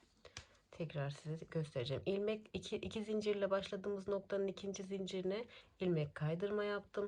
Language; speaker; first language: Turkish; native; Turkish